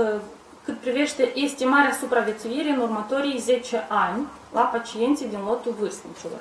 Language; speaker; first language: Romanian; native; Romanian